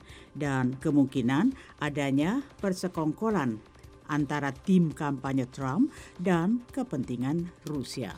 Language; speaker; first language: Indonesian; native; Indonesian